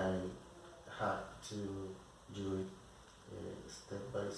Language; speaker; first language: English; non-native, learner; Spanish